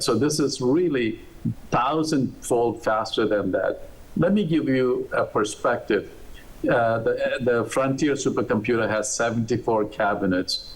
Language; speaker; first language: English; non-native, local second language; Malayalam